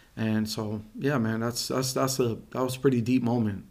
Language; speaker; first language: English; native; English